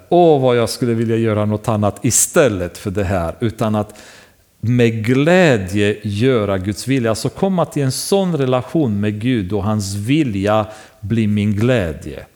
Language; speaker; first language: Swedish; non-native, fluent; Romanian